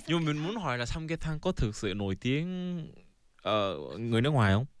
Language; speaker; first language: Vietnamese; non-native, fluent; Korean